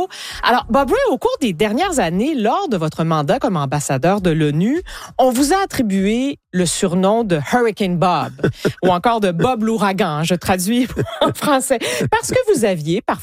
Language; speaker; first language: French; native; French